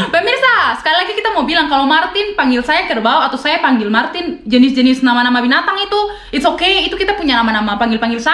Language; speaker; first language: Indonesian; non-native, local second language; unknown